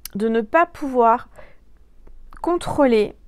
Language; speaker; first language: French; native; French